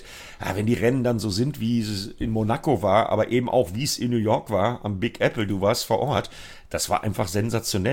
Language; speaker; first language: German; native; German